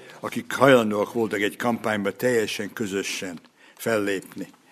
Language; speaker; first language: Hungarian; early bilingual, heritage; Hungarian